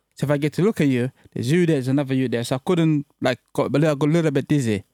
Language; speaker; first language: English; early bilingual, other home language; French